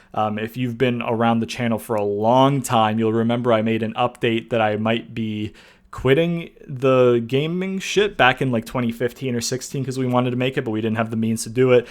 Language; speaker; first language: English; native; English